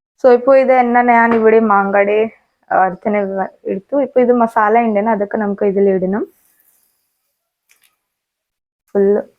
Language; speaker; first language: Malayalam; non-native, learner; Hindi